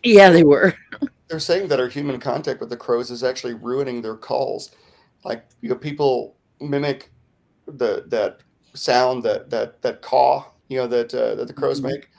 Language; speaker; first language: English; native; English